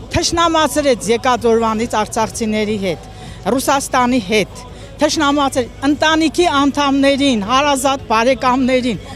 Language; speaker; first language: Armenian; native; Armenian